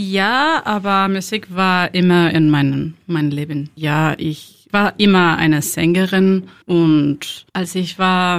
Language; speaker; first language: German; non-native, learner; Spanish